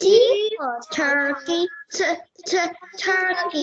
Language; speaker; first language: English; non-native, learner; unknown